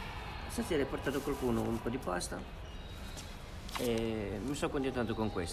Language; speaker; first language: Italian; non-native, fluent; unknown